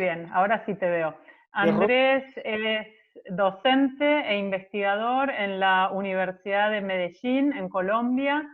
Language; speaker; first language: Spanish; native; Spanish